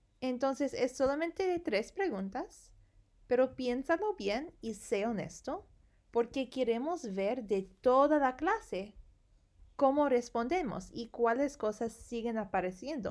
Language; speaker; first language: Spanish; non-native, fluent; English